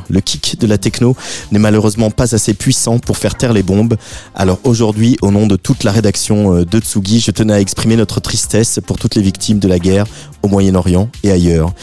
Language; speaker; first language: French; native; French